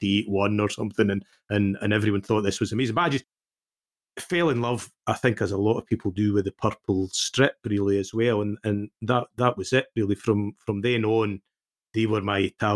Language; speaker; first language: English; native; English